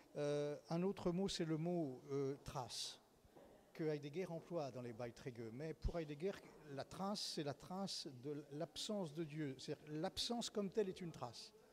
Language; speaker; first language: French; native; French